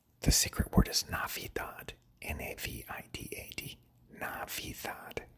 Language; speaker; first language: Spanish; non-native, fluent; English